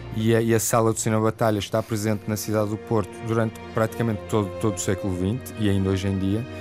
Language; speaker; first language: Portuguese; native; Portuguese